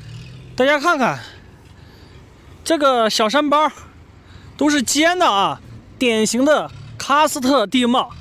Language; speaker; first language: Chinese; native; Chinese